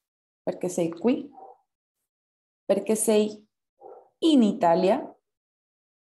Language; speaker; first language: Italian; non-native, fluent; Spanish